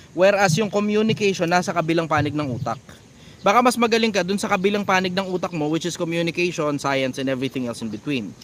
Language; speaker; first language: Filipino; native; Filipino